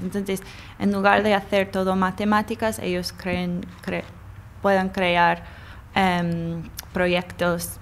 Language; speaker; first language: Spanish; non-native, fluent; English